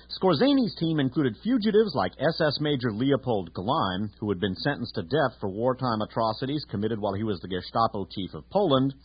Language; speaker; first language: English; native; English